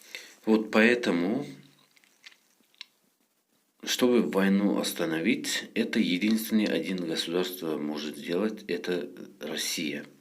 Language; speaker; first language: Russian; non-native, fluent; Tajik